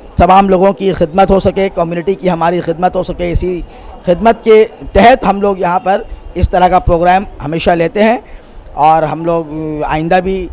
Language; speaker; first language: Hindi; non-native, local second language; Urdu